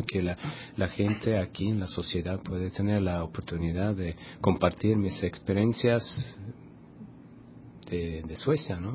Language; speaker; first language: Spanish; non-native, fluent; Swedish